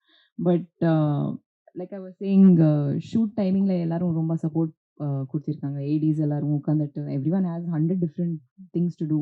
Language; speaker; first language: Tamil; non-native, learner; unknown